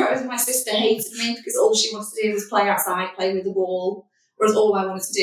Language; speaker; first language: English; native; English